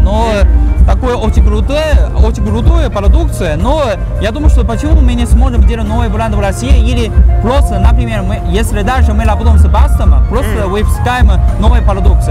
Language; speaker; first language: Russian; non-native, learner; Chinese